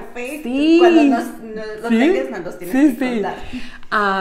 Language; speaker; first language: Spanish; native; Spanish